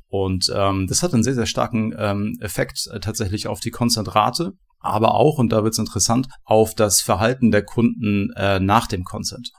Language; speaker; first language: German; native; German